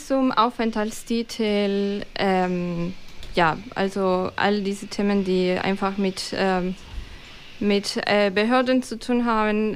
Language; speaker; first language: German; non-native, fluent; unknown